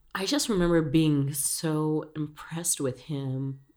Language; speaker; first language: English; early bilingual, other home language; Spanish